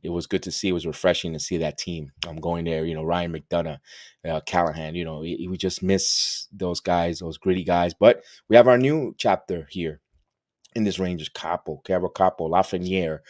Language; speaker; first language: English; early bilingual, other home language; Spanish